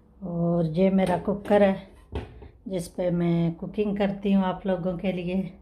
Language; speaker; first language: Urdu; native; Urdu